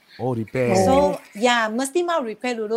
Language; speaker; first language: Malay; non-native, local second language; Chinese